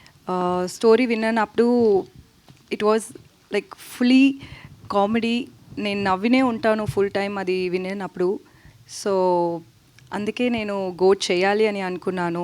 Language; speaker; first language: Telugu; non-native, learner; Tamil